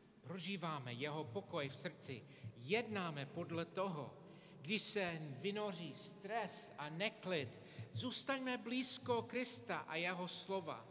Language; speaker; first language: Czech; non-native, fluent; English